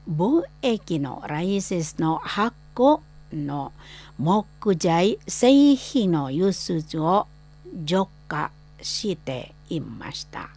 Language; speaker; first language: Japanese; non-native, fluent; Indonesian